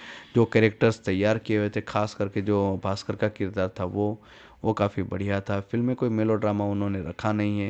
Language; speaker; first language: Hindi; native; Hindi